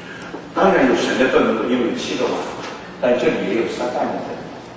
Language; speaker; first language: Chinese; native; Chinese